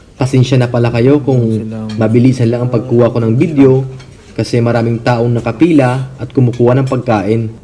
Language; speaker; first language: Filipino; non-native, local second language; Cebuano